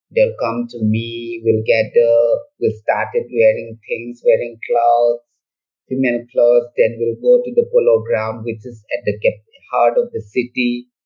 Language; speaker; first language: English; non-native, local second language; Manipuri